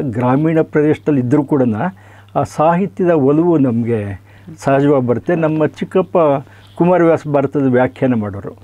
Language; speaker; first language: Kannada; native; Kannada